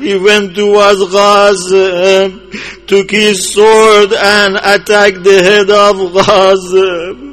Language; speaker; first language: English; non-native, fluent; Persian